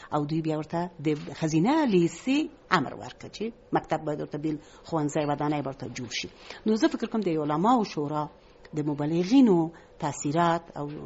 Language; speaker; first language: Pashto; non-native, local second language; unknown